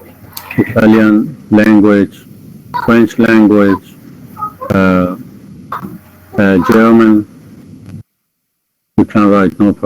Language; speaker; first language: English; non-native, fluent; Persian